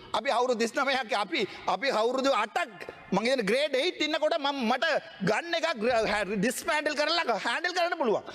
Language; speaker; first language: Sinhala; non-native, local second language; Tamil